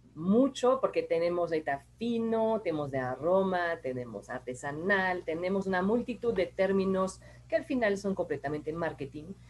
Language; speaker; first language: Spanish; non-native, fluent; French